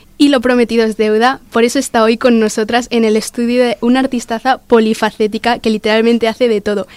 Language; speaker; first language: Spanish; native; Spanish